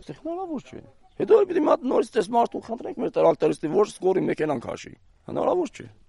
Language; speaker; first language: Armenian; native; Armenian